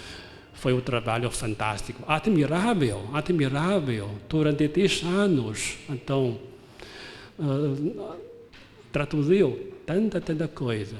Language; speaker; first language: Portuguese; non-native, fluent; Chinese